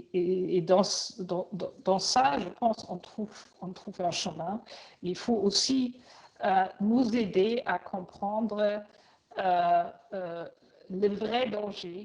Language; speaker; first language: French; non-native, fluent; German